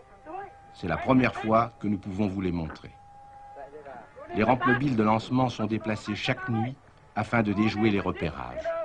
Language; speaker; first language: French; native; French